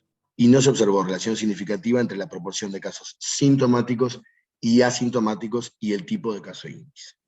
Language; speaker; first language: Spanish; native; Spanish